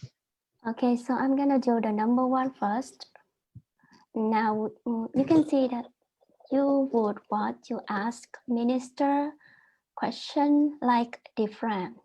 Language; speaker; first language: English; non-native, learner; Vietnamese